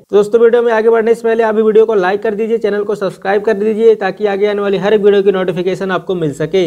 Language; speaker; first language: Hindi; native; Hindi